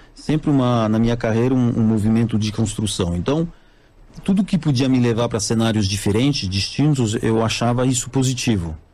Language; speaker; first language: Portuguese; non-native, fluent; French